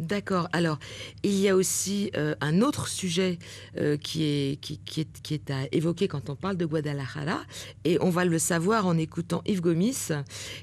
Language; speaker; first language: French; native; French